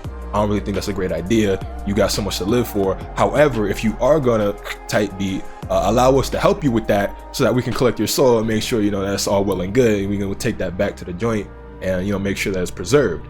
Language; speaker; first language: English; native; English